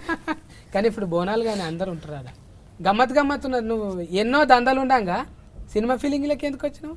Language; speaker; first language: Telugu; native; Telugu